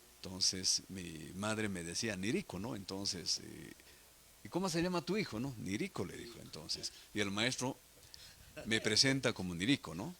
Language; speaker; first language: Spanish; non-native, local second language; Quechua